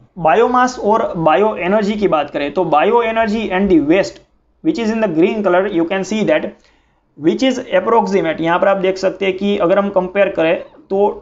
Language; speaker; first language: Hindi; non-native, local second language; Gujarati